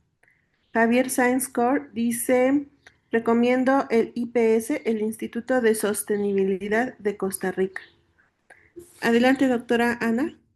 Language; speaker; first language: Spanish; native; Spanish